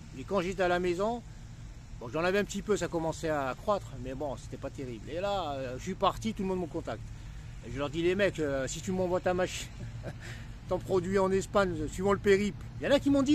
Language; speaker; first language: French; non-native, local second language; Arabic